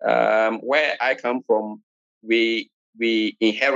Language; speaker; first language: English; non-native, local second language; Akan